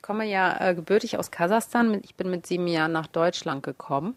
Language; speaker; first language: German; early bilingual, other home language; Russian